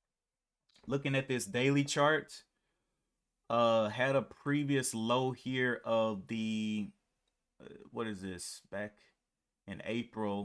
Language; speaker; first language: English; native; English